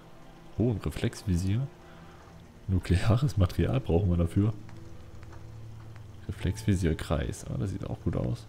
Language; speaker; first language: German; native; German